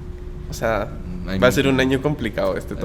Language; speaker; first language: Spanish; native; Spanish